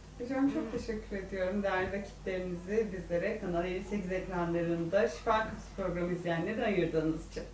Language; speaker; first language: Turkish; native; Turkish